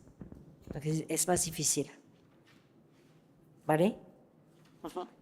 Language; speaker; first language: Spanish; non-native, fluent; French